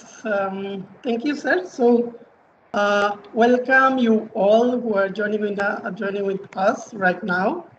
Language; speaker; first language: English; non-native, fluent; Bangla